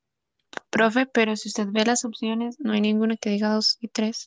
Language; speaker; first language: Spanish; native; Spanish